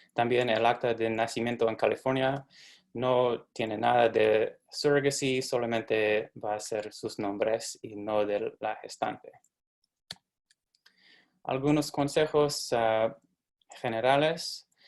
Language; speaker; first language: Spanish; non-native, fluent; English